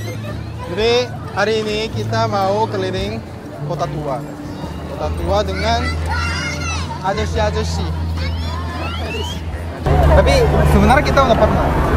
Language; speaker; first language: Indonesian; non-native, fluent; Korean